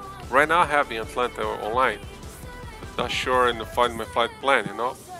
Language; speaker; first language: English; non-native, learner; Portuguese